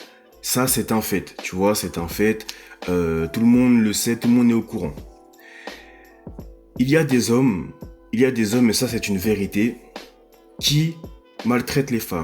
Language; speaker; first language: French; native; French